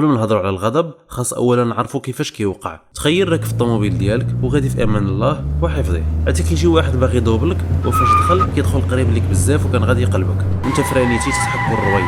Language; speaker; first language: Arabic; native; Arabic